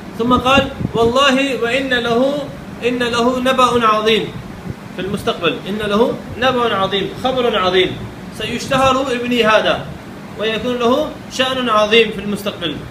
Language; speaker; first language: Arabic; non-native, fluent; Urdu